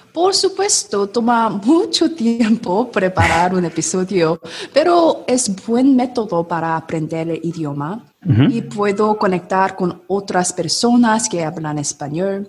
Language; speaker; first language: Spanish; non-native, learner; Korean